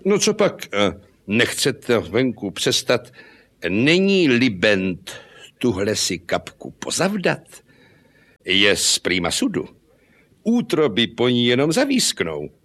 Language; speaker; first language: Czech; native; Czech